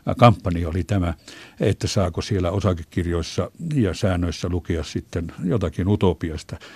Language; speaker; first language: Finnish; native; Finnish